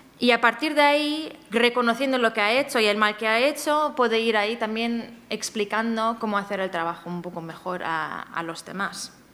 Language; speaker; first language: Spanish; non-native, fluent; German